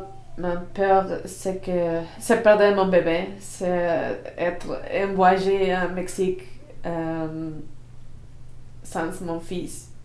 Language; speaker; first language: French; non-native, learner; Spanish